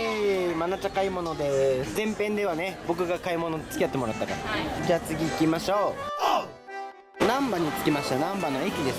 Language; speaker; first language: Japanese; native; Japanese